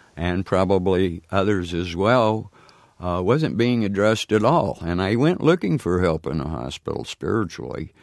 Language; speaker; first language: English; native; English